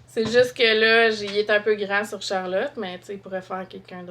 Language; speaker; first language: French; native; French